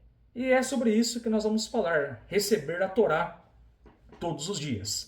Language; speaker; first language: Portuguese; native; Portuguese